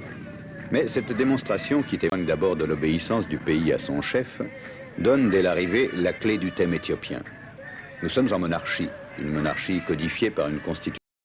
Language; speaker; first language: French; native; French